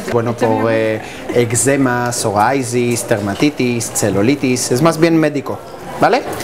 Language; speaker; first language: Spanish; non-native, fluent; Hebrew